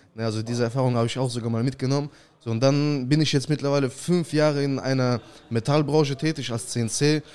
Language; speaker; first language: German; early bilingual, other home language; Russian